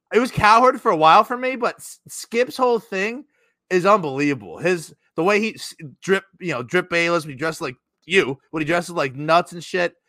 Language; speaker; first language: English; native; English